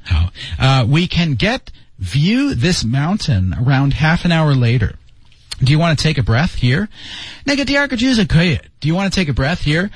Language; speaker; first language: English; native; English